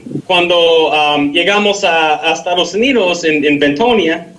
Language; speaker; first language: Spanish; non-native, learner; English